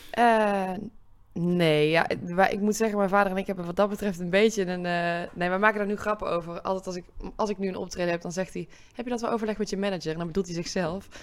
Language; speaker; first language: Dutch; native; Dutch